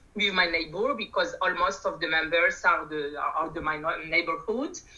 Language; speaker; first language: English; non-native, learner; Malagasy